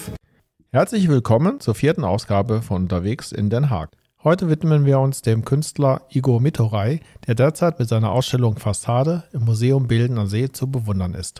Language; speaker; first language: German; native; German